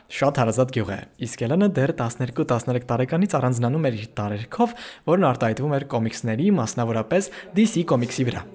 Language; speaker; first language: Armenian; native; Armenian